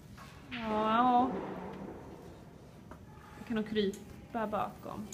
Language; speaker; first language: Swedish; native; Swedish